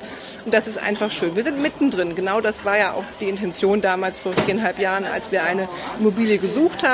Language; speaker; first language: German; native; German